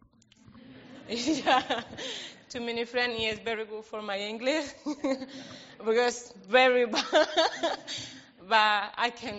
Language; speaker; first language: English; non-native, learner; Spanish